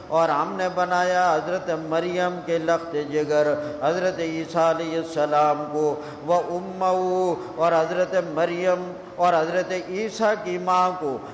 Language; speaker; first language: Urdu; non-native, local second language; Punjabi